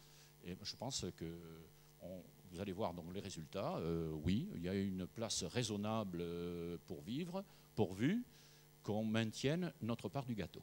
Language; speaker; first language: French; native; French